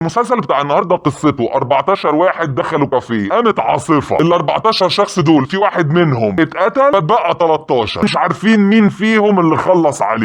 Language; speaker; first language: Arabic; native; Arabic